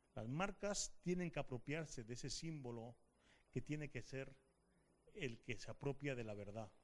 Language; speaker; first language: Spanish; native; Spanish